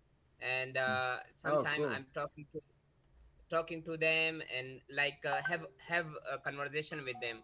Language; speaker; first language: English; non-native, learner; Pashto